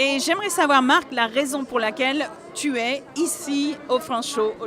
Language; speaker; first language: French; native; French